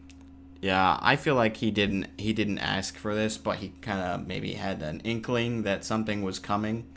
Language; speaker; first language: English; native; English